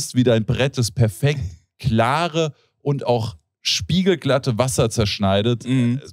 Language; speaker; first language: German; native; German